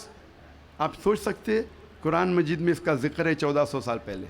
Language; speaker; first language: Urdu; native; Urdu